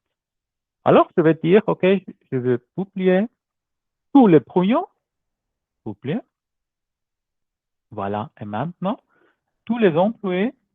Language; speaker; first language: French; non-native, learner; German